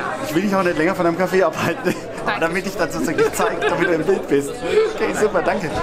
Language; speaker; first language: German; native; German